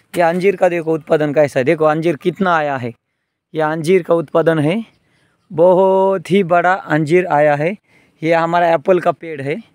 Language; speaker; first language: Hindi; non-native, local second language; Marathi